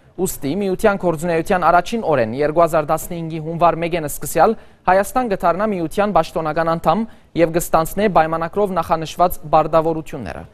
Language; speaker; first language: Armenian; early bilingual, heritage; Armenian